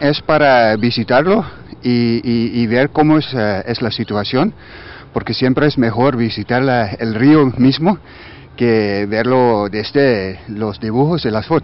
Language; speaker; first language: Spanish; non-native, fluent; Dutch